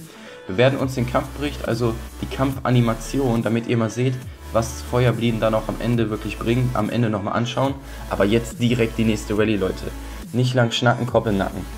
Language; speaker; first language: German; native; German